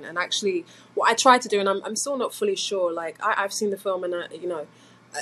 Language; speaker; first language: English; native; English